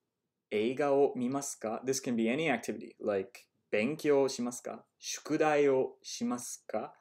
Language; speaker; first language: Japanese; non-native, fluent; English